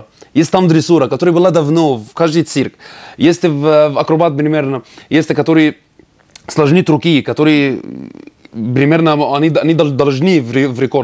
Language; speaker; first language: Russian; non-native, learner; Arabic